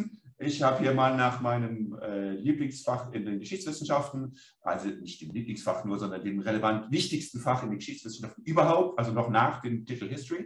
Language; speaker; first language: German; native; German